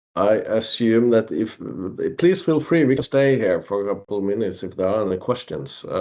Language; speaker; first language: English; non-native, fluent; Norwegian